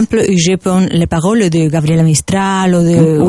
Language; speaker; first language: French; non-native, learner; Spanish